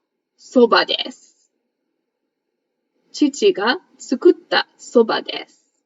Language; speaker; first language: Japanese; non-native, fluent; English